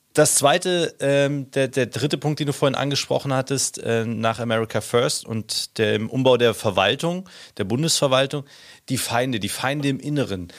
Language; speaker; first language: German; native; German